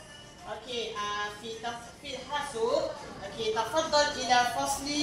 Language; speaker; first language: Arabic; non-native, learner; Malay